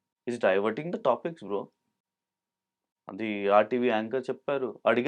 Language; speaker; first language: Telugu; non-native, local second language; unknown